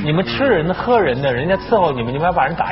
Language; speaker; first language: Chinese; native; Chinese